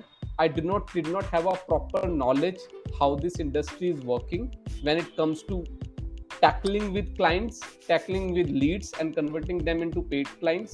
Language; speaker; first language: English; non-native, local second language; Hindi